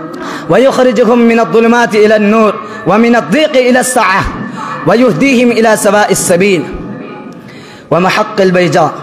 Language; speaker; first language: Arabic; non-native, learner; Urdu